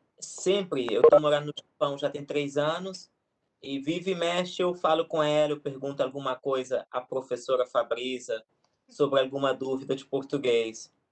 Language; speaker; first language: Portuguese; non-native, local second language; Kabuverdianu